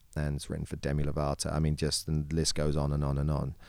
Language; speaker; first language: English; native; English